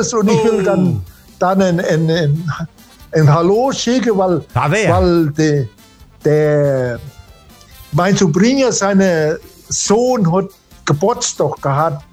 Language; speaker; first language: German; early bilingual, heritage; German